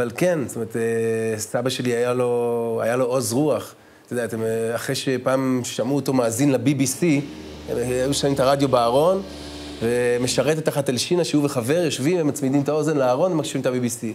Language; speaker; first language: Hebrew; native; Hebrew